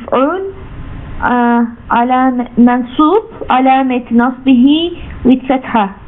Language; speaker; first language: Arabic; non-native, learner; Turkish